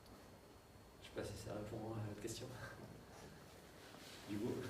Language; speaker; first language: French; native; French